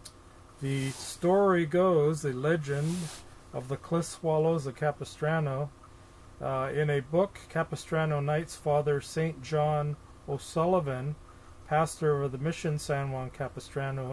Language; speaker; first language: English; native; English